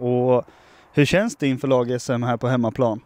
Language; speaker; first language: Swedish; native; Swedish